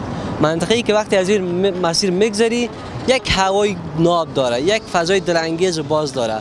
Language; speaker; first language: Persian; native; Persian